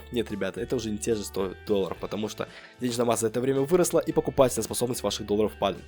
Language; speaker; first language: Russian; native; Russian